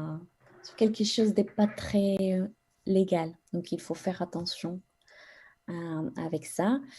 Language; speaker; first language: French; non-native, fluent; Spanish